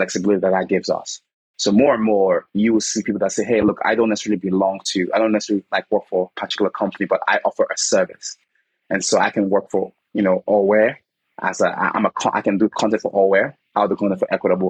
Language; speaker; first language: English; non-native, local second language; Igbo